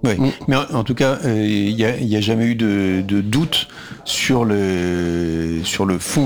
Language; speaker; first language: French; native; French